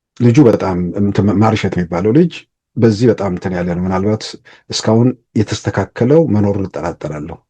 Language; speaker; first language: Amharic; native; Amharic